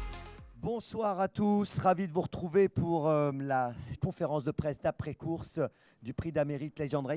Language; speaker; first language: French; native; French